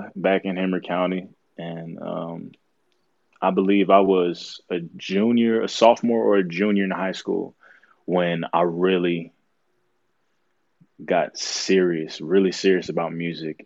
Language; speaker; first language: English; native; English